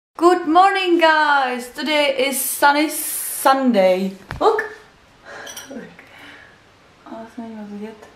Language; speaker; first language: English; non-native, learner; Czech